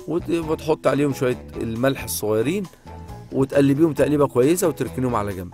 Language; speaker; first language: Arabic; native; Arabic